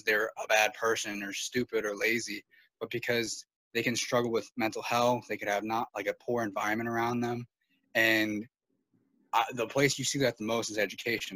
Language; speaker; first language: English; native; English